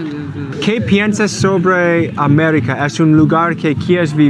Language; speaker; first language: Spanish; non-native, learner; English